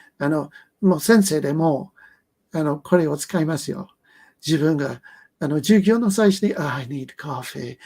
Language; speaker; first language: Japanese; non-native, learner; English